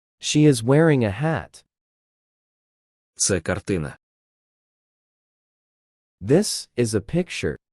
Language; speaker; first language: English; non-native, fluent; Ukrainian